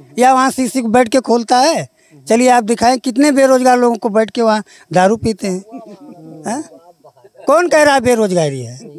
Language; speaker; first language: Hindi; native; Hindi